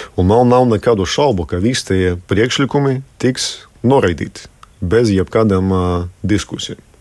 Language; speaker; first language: Latvian; non-native, local second language; Russian